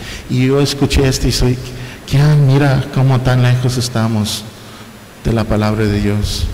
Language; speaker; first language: Spanish; non-native, fluent; English